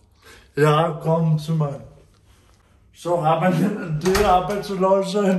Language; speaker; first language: German; non-native, learner; Polish